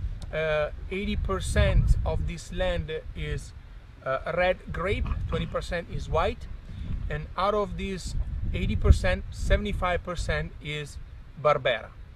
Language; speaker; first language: English; non-native, fluent; Italian